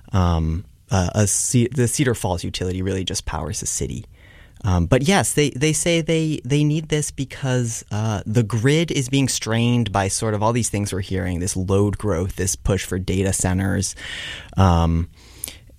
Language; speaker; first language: English; native; English